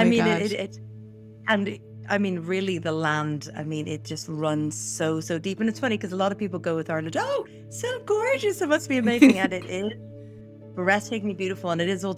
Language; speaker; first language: English; native; English